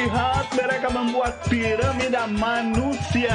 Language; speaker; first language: Indonesian; non-native, learner; Portuguese